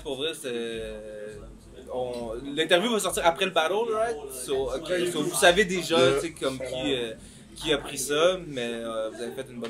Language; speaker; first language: French; native; French